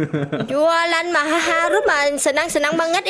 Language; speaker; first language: Indonesian; non-native, learner; Vietnamese